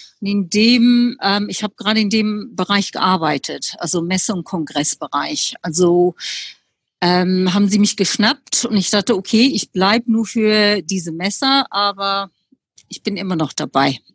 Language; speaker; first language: German; non-native, fluent; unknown